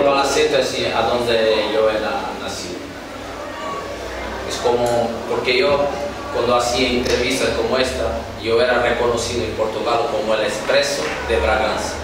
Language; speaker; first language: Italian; non-native, learner; Portuguese